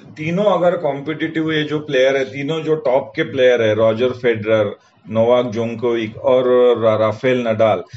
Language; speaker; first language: Hindi; non-native, local second language; Marathi